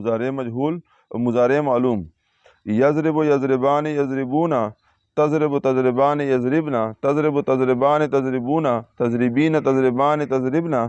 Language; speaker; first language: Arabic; non-native, fluent; Urdu